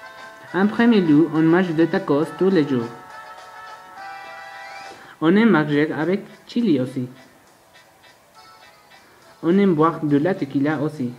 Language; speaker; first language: French; non-native, learner; Spanish